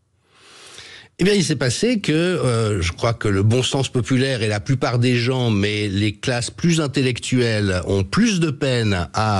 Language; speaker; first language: French; native; French